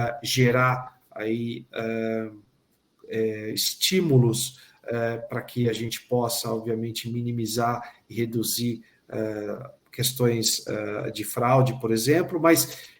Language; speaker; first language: Portuguese; native; Portuguese